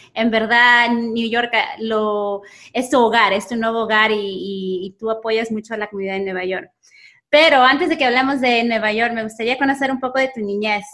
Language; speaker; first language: Spanish; early bilingual, other home language; English